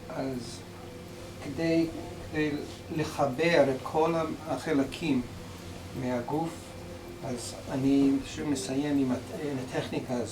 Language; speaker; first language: Hebrew; non-native, fluent; English